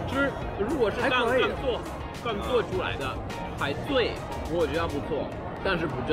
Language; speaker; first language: Chinese; non-native, fluent; Spanish